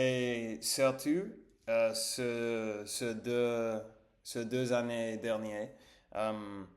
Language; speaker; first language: French; non-native, learner; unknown